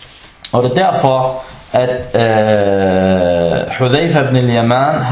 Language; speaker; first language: Danish; early bilingual, other home language; Arabic